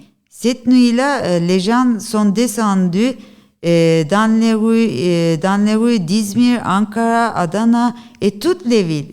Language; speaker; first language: French; non-native, learner; Turkish